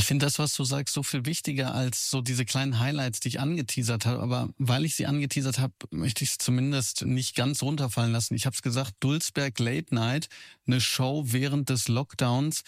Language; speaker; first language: German; native; German